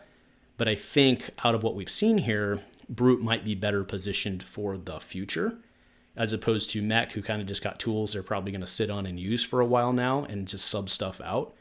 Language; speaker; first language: English; native; English